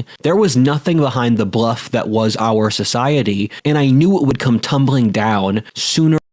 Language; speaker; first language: English; native; English